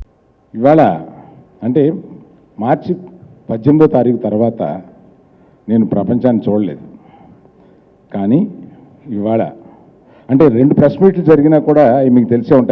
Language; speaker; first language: Telugu; native; Telugu